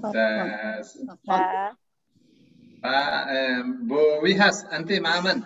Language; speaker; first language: Arabic; non-native, fluent; Indonesian